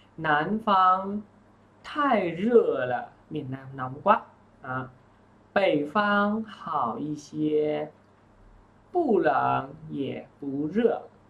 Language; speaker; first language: Chinese; non-native, fluent; Vietnamese